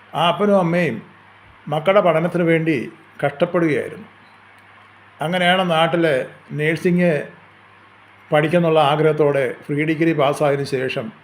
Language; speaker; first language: Malayalam; native; Malayalam